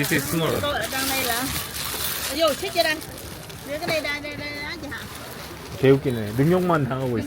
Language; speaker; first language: Korean; native; Korean